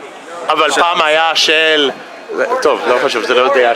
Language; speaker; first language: Hebrew; non-native, fluent; English